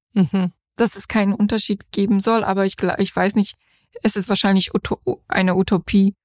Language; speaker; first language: German; non-native, fluent; Polish